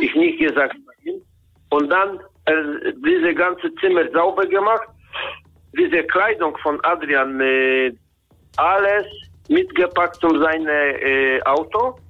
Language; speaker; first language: German; non-native, learner; Polish